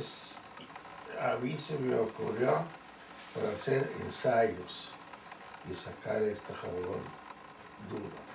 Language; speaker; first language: Spanish; non-native, fluent; Yiddish